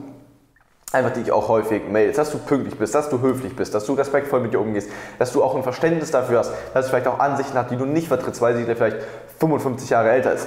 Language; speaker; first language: German; native; German